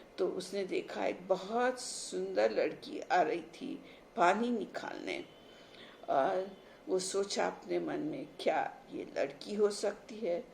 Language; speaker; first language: Hindi; non-native, local second language; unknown